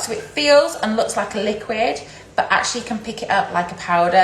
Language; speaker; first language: English; native; English